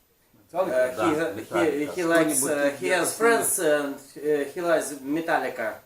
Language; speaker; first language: English; non-native, learner; Russian